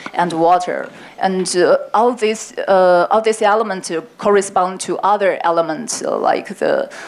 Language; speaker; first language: English; non-native, learner; Chinese